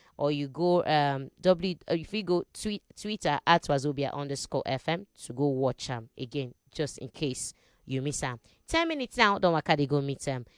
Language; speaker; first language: Nigerian Pidgin; non-native, local second language; Igbo